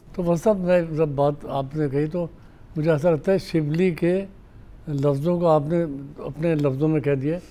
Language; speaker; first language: Urdu; native; Urdu